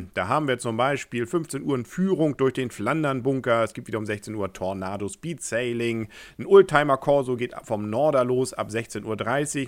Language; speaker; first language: German; native; German